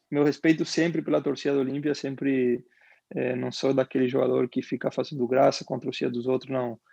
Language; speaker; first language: Portuguese; non-native, fluent; Spanish